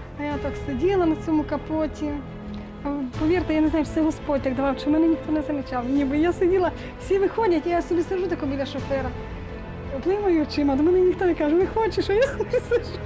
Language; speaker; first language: Ukrainian; native; Ukrainian